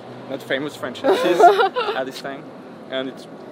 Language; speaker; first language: English; non-native, fluent; French